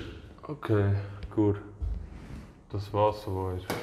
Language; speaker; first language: German; native; German